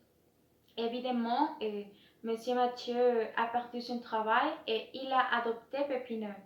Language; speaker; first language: French; non-native, learner; Spanish